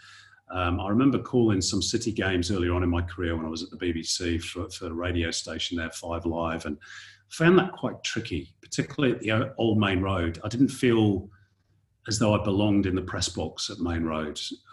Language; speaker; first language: English; native; English